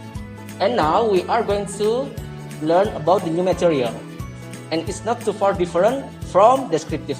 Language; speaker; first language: English; non-native, learner; Indonesian